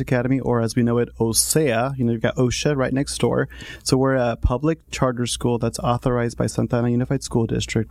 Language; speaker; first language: English; native; English